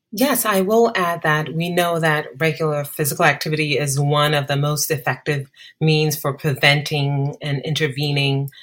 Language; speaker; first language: English; non-native, local second language; Akan